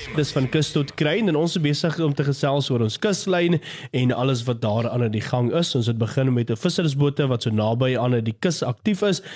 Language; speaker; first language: Afrikaans; native; Afrikaans